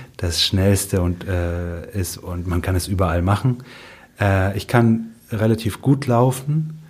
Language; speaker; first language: German; early bilingual, other home language; Russian